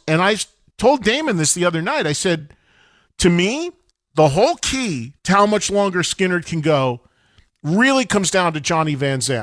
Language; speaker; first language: English; native; English